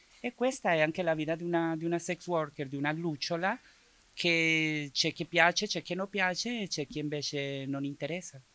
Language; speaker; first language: Italian; non-native, fluent; Spanish